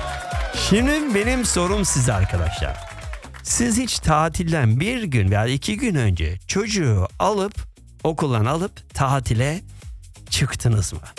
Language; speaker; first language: Turkish; early bilingual, heritage; Turkish